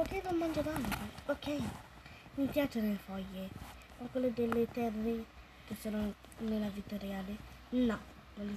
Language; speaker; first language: Italian; early bilingual, other home language; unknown